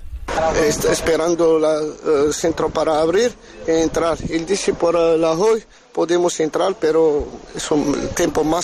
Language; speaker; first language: Spanish; non-native, learner; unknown